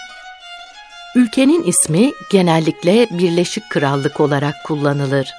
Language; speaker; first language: Turkish; native; Turkish